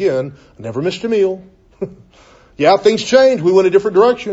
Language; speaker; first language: English; native; English